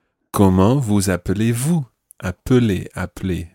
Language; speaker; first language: French; non-native, fluent; English